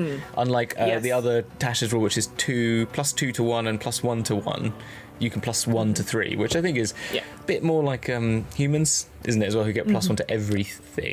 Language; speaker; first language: English; native; English